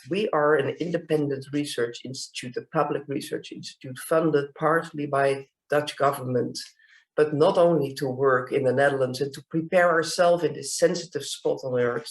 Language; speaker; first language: English; non-native, fluent; Dutch